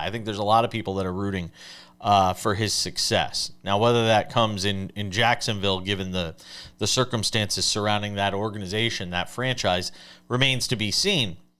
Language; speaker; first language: English; native; English